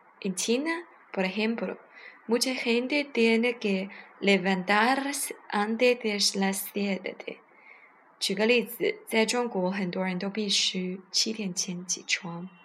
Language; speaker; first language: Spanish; non-native, learner; Chinese